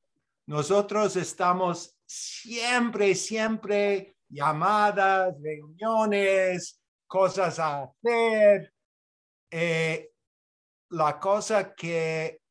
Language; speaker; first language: Spanish; non-native, fluent; English